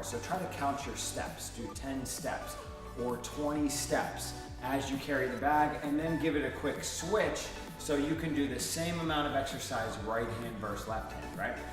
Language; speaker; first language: English; native; English